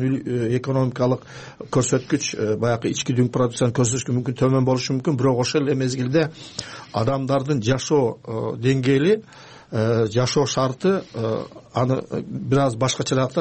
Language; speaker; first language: Kyrgyz; native; Kyrgyz